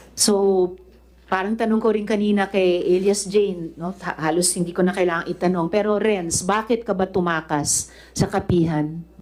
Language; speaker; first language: Filipino; native; Filipino